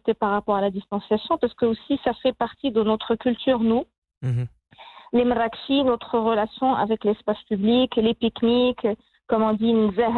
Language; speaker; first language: French; non-native, local second language; Arabic